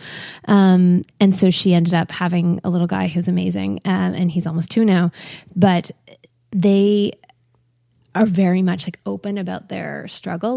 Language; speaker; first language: English; native; English